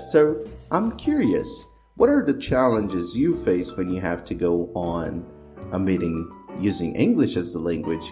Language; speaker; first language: English; non-native, fluent; Portuguese